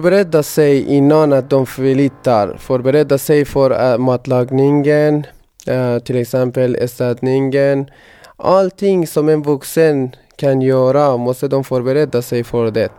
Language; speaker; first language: Swedish; non-native, fluent; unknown